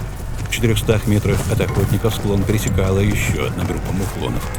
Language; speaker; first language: Russian; native; Russian